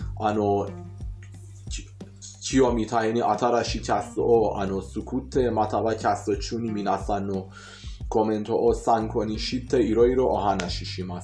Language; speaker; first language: Japanese; non-native, fluent; Persian